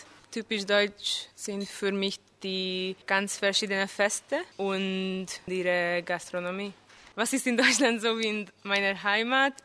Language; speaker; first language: German; non-native, fluent; Hungarian